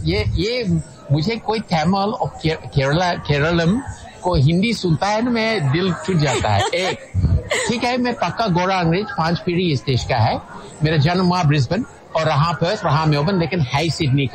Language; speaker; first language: Hindi; non-native, fluent; English